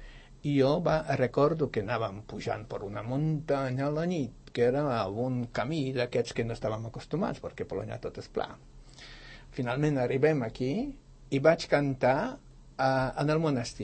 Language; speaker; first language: Catalan; non-native, fluent; Polish